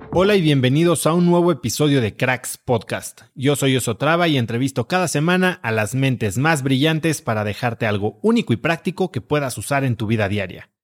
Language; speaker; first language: Spanish; native; Spanish